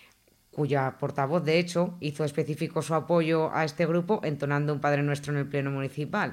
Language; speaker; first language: Spanish; native; Spanish